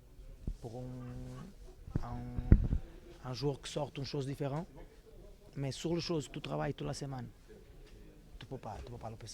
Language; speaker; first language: French; non-native, fluent; Portuguese